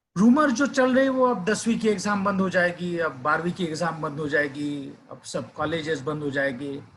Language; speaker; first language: Hindi; non-native, local second language; Marathi